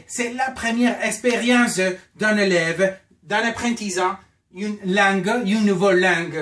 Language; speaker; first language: French; non-native, fluent; Spanish